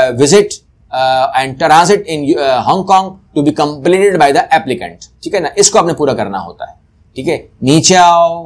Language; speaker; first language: Urdu; native; Urdu